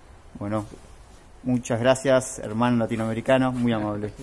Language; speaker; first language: Spanish; native; Spanish